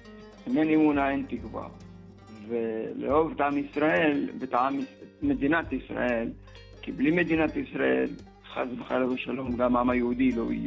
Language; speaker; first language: Hebrew; early bilingual, other home language; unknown